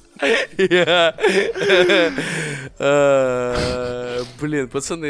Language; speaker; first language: Russian; native; Russian